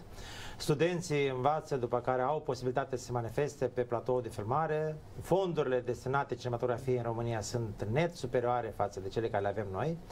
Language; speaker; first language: Romanian; native; Romanian